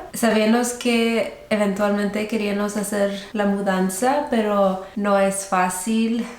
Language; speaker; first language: Spanish; early bilingual, heritage; Spanish